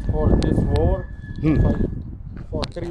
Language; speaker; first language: English; non-native, learner; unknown